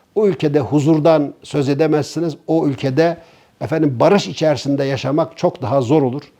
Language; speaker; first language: Turkish; native; Turkish